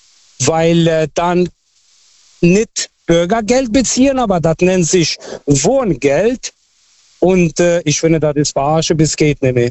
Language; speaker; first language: German; non-native, fluent; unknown